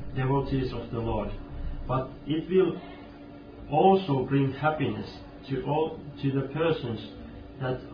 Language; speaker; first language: English; non-native, fluent; Finnish